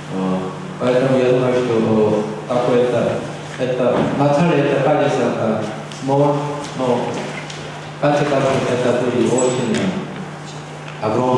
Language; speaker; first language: Russian; non-native, learner; Korean